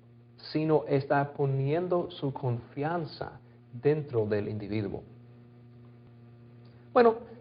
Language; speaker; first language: Spanish; non-native, fluent; English